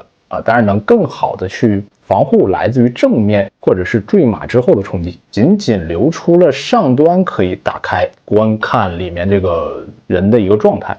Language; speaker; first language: Chinese; native; Chinese